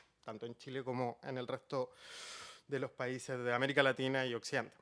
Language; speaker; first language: Spanish; native; Spanish